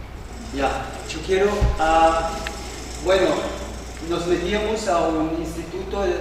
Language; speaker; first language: Spanish; non-native, learner; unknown